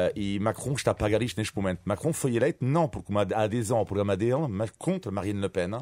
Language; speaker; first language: Portuguese; non-native, fluent; French